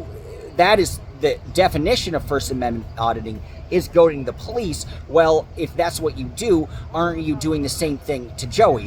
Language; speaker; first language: English; native; English